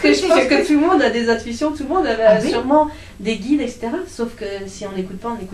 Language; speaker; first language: French; native; French